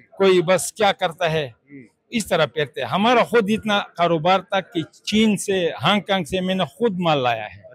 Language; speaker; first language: Urdu; non-native, local second language; Pashto